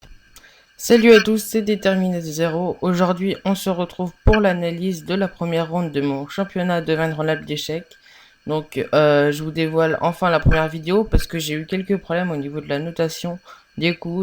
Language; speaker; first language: French; native; French